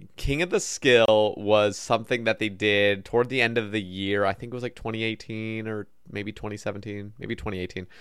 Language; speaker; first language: English; native; English